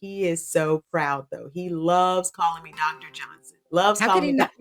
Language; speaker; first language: English; native; English